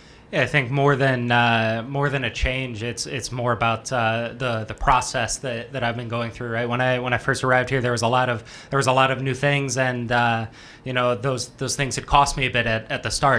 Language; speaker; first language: English; native; English